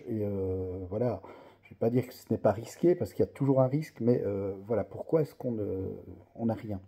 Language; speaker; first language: French; native; French